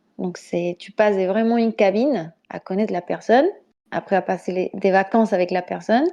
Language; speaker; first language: French; non-native, fluent; Spanish